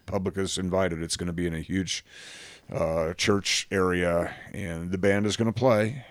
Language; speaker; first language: English; native; English